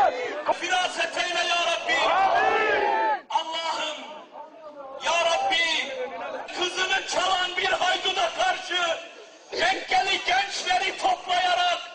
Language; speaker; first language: Turkish; native; Turkish